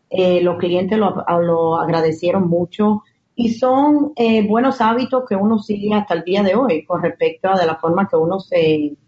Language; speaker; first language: Spanish; early bilingual, heritage; Spanish